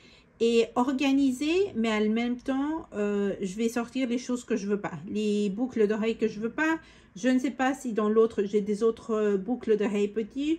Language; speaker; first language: French; non-native, fluent; Spanish